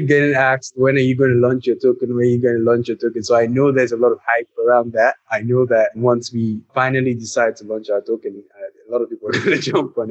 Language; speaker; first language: English; non-native, local second language; Yoruba